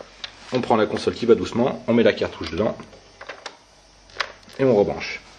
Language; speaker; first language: French; native; French